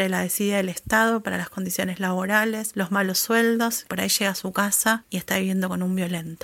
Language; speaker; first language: Spanish; native; Spanish